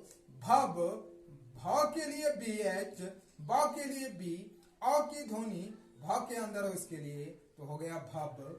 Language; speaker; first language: Hindi; native; Hindi